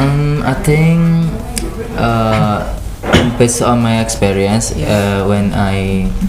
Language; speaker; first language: English; non-native, learner; Indonesian